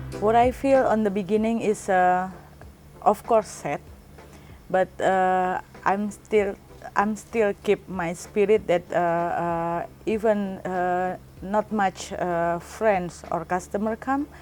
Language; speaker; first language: English; non-native, learner; Indonesian